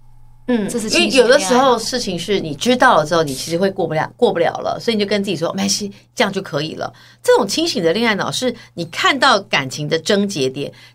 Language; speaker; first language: Chinese; native; Chinese